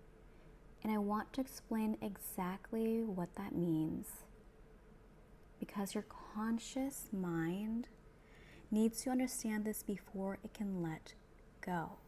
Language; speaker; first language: English; native; English